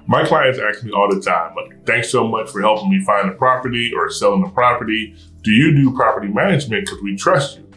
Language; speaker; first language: English; native; English